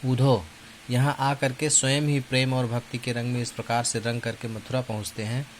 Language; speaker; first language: Hindi; native; Hindi